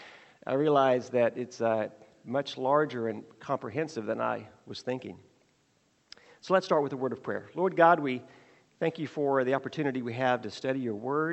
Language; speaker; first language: English; native; English